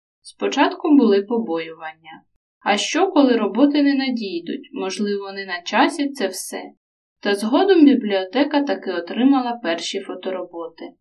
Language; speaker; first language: Ukrainian; native; Ukrainian